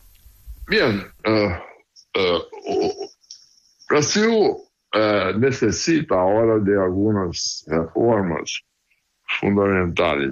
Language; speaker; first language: Spanish; non-native, learner; Portuguese